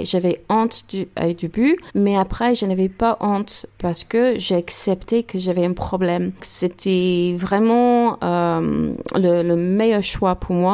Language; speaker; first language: French; non-native, learner; English